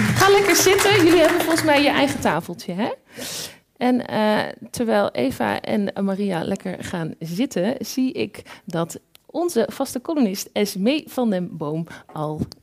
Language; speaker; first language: Dutch; native; Dutch